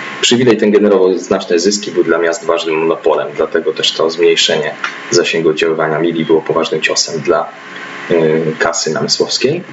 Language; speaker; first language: Polish; native; Polish